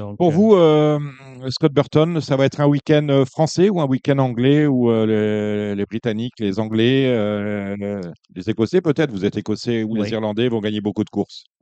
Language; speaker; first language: French; native; French